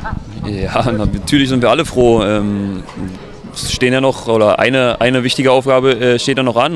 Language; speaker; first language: German; native; German